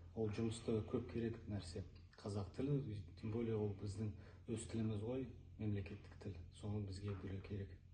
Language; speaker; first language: Kazakh; non-native, local second language; Turkish